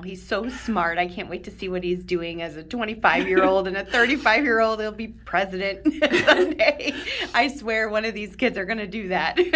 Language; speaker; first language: English; native; English